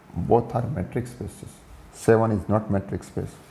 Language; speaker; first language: English; non-native, local second language; Gujarati